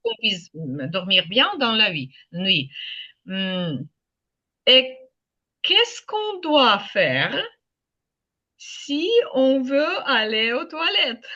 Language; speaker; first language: French; non-native, fluent; Ukrainian